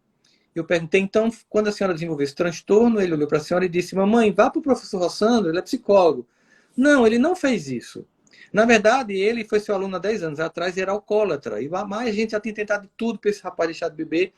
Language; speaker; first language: Portuguese; native; Portuguese